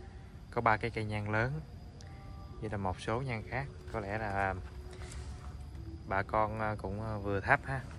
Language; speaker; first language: Vietnamese; native; Vietnamese